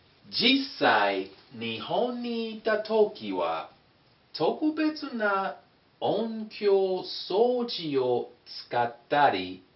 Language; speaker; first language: Japanese; non-native, fluent; English